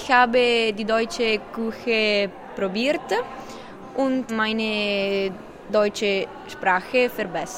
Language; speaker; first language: German; non-native, learner; Italian